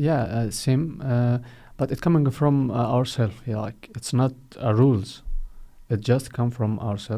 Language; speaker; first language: English; non-native, fluent; Arabic